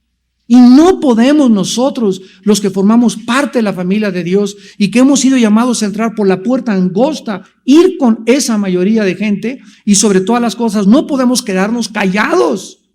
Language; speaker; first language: Spanish; native; Spanish